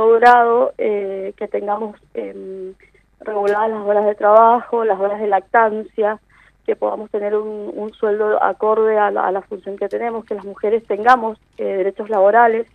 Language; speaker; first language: Spanish; native; Spanish